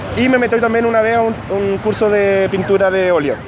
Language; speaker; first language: Spanish; native; Spanish